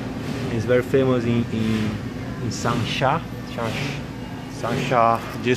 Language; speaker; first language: English; non-native, fluent; Portuguese